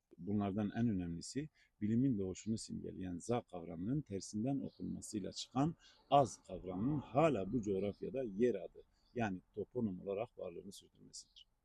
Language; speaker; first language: Turkish; non-native, local second language; Zaza